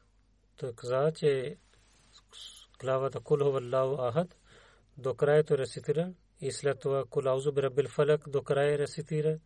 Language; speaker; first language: Bulgarian; non-native, learner; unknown